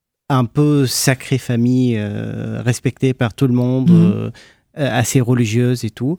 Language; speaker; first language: French; non-native, fluent; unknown